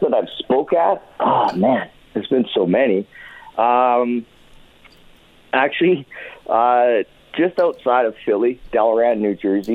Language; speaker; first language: English; native; English